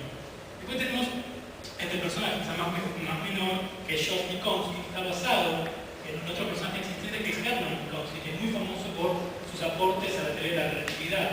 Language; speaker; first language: Spanish; native; Spanish